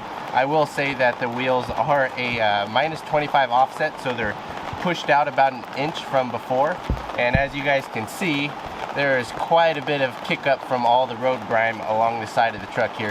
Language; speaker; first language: English; native; English